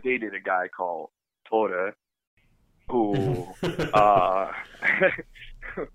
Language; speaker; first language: English; non-native, fluent; Portuguese